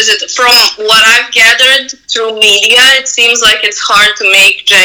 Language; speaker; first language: English; non-native, fluent; Serbian